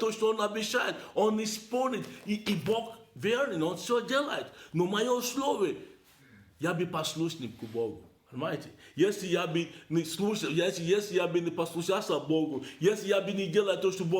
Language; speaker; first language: Russian; non-native, learner; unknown